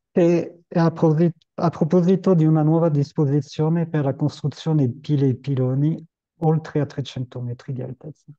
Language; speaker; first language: Italian; non-native, fluent; French